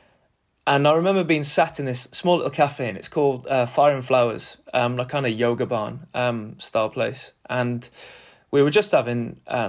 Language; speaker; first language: English; native; English